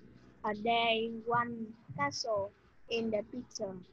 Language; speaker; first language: English; non-native, learner; Vietnamese